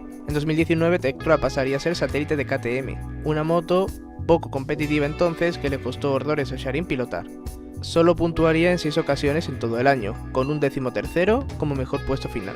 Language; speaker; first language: Spanish; native; Spanish